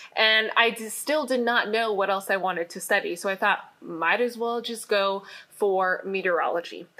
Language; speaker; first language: English; native; English